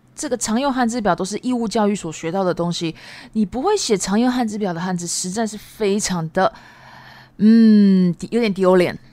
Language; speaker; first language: Chinese; native; Chinese